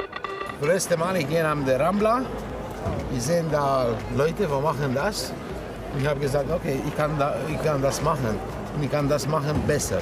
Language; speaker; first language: German; non-native, learner; Romanian